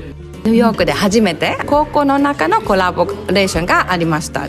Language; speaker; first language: Japanese; non-native, fluent; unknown